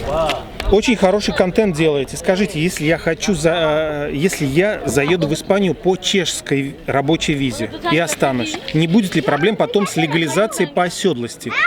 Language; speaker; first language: Russian; native; Russian